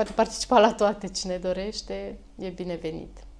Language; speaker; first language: Romanian; native; Romanian